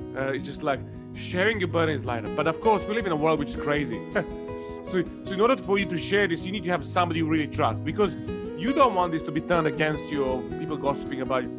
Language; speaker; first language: English; non-native, fluent; Serbian